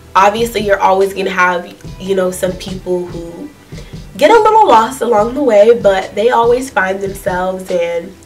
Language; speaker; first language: English; native; English